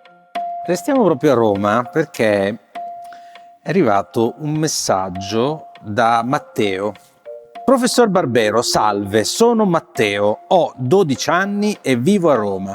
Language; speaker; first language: Italian; native; Italian